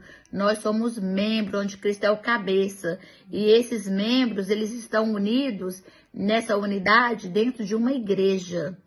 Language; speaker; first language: Portuguese; native; Portuguese